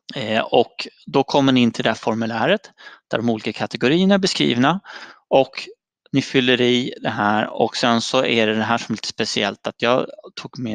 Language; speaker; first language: Swedish; native; Swedish